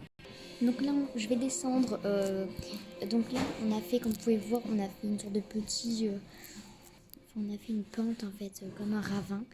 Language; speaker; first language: French; native; French